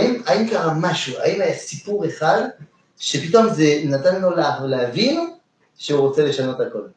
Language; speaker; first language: Hebrew; native; Hebrew